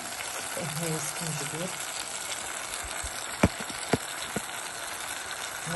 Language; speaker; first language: Arabic; native; Arabic